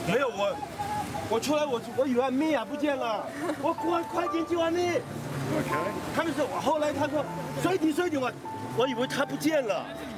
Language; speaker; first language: Chinese; non-native, local second language; Cantonese